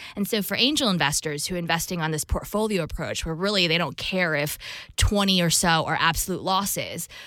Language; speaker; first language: English; native; English